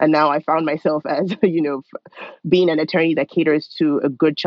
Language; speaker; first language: English; non-native, local second language; Yoruba